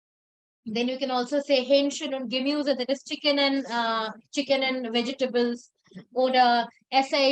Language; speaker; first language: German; non-native, fluent; Hindi